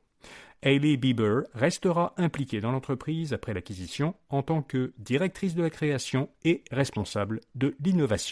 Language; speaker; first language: French; native; French